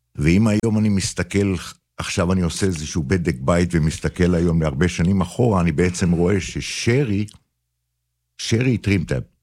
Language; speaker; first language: Hebrew; native; Hebrew